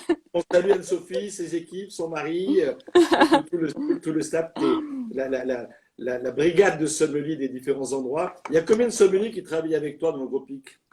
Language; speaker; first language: French; native; French